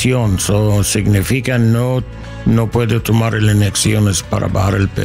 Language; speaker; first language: Spanish; non-native, learner; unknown